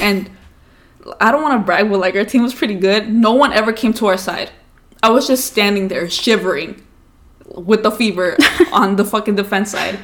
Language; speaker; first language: English; early bilingual, other home language; Spanish